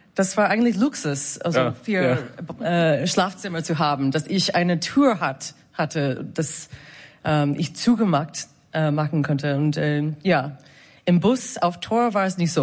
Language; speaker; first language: German; non-native, fluent; English